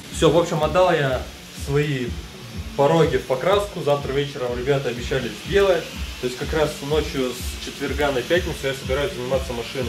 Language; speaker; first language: Russian; native; Russian